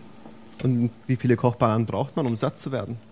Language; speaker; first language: German; native; German